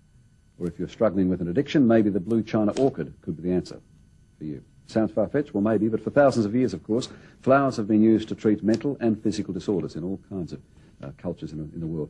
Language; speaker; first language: English; native; English